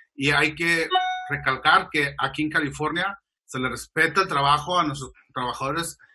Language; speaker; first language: Spanish; early bilingual, heritage; Spanish